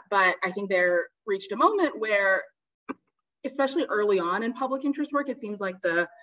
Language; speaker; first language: English; native; English